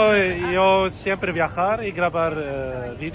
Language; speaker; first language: Spanish; non-native, learner; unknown